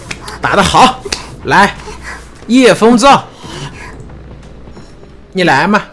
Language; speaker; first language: Chinese; native; Chinese